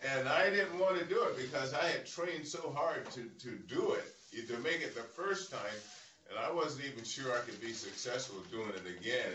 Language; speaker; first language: English; native; English